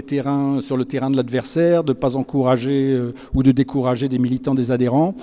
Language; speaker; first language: French; native; French